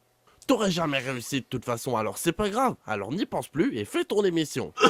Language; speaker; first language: French; native; French